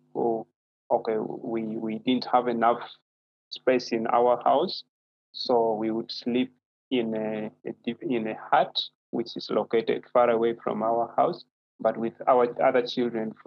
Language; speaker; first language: English; non-native, local second language; Acoli